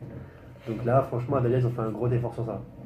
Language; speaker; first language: French; native; French